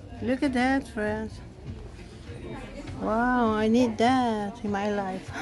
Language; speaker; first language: English; non-native, learner; Spanish